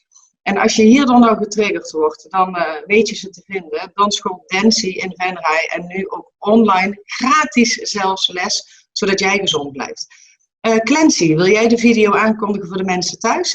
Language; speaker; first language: Dutch; native; Dutch